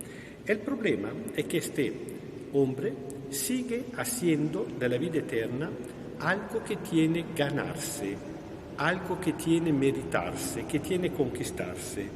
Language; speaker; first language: Spanish; non-native, fluent; Italian